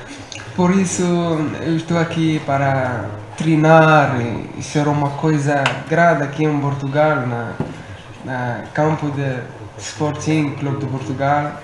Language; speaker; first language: Portuguese; non-native, learner; Arabic